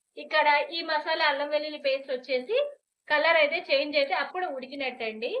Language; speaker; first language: Telugu; non-native, local second language; Urdu